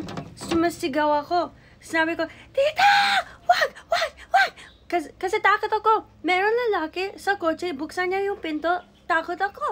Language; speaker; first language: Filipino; early bilingual, heritage; English